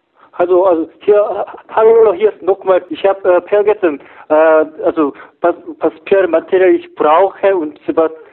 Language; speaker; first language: German; non-native, learner; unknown